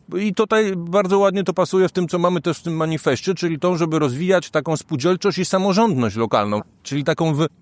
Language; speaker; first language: Polish; native; Polish